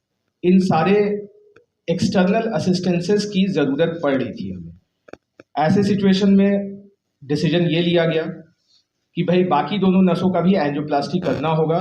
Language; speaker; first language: Hindi; native; Hindi